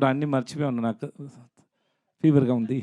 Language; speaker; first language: Telugu; non-native, learner; Tamil